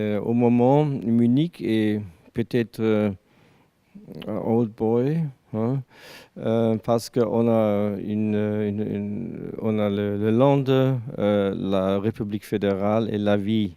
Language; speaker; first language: French; non-native, learner; German